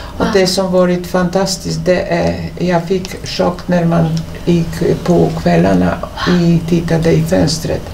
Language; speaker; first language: Swedish; non-native, fluent; Polish